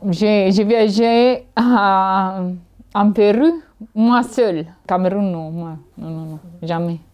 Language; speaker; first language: French; non-native, learner; Italian